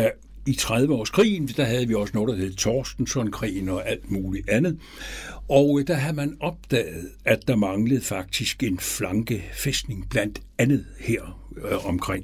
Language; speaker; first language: Danish; native; Danish